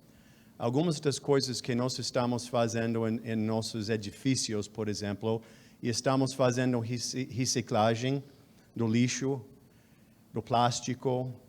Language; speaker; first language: Portuguese; non-native, fluent; English